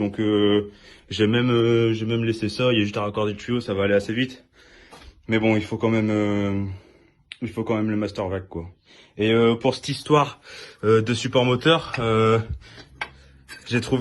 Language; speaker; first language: French; native; French